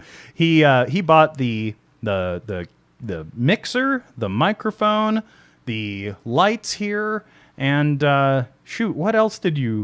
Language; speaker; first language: English; native; English